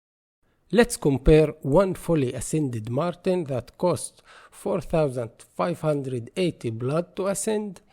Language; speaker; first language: English; non-native, fluent; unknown